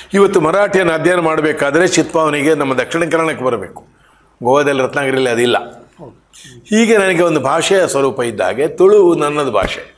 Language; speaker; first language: Kannada; non-native, local second language; Konkani